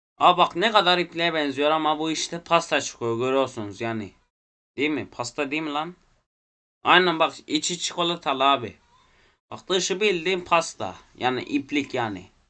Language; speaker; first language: Turkish; native; Turkish